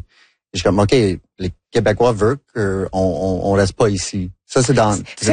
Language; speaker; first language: French; non-native, local second language; English